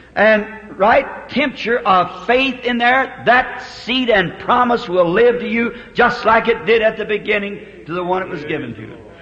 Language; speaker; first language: English; native; English